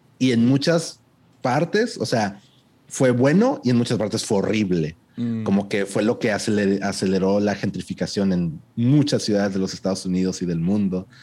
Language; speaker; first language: Spanish; early bilingual, heritage; Spanish